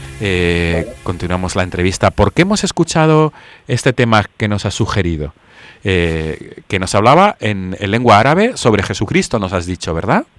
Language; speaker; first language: Spanish; native; Spanish